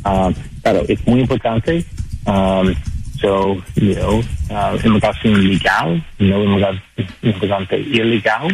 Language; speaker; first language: Spanish; non-native, learner; English